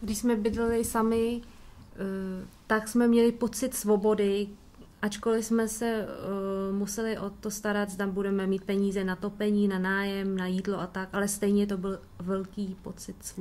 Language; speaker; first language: Czech; early bilingual, other home language; Vietnamese